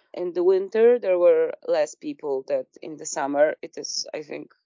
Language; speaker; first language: English; non-native, fluent; Polish